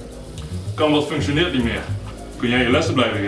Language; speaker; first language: Dutch; native; Dutch